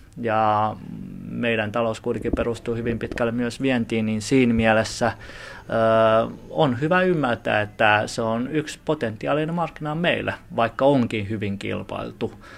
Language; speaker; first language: Finnish; early bilingual, other home language; Chinese